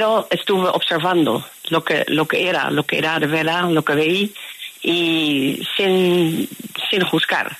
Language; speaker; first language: Spanish; non-native, fluent; Dutch